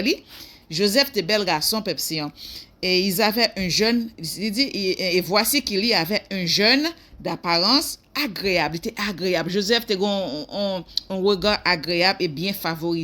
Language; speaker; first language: French; non-native, local second language; Haitian Creole